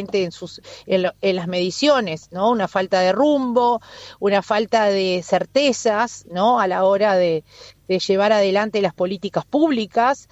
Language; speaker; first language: Spanish; native; Spanish